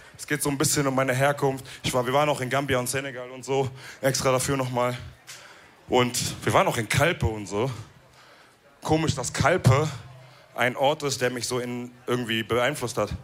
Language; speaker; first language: German; early bilingual, other home language; Wolof